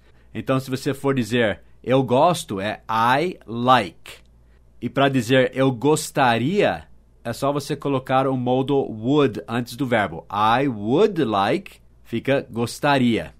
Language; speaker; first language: Portuguese; non-native, fluent; English